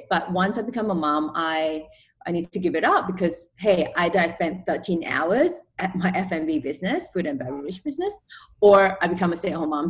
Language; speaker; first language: English; non-native, local second language; Chinese